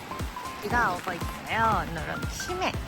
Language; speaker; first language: Korean; non-native, learner; Japanese